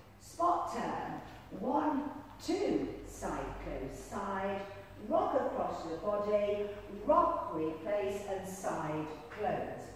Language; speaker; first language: English; native; English